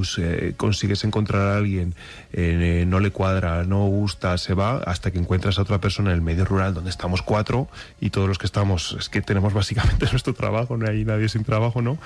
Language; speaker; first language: Spanish; native; Spanish